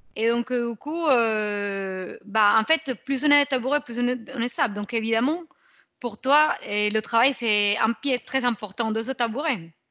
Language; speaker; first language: French; non-native, fluent; Spanish